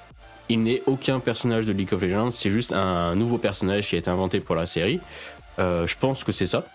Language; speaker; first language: French; native; French